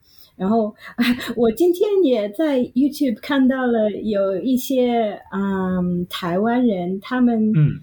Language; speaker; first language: Chinese; non-native, fluent; Vietnamese